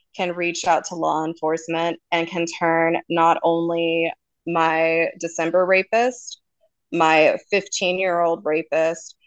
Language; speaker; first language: English; native; English